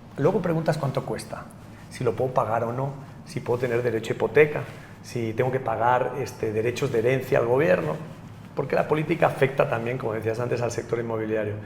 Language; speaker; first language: Spanish; native; Spanish